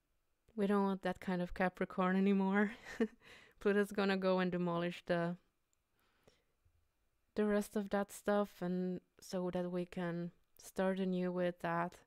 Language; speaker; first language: English; non-native, fluent; Finnish